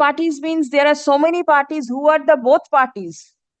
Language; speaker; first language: English; non-native, local second language; Bangla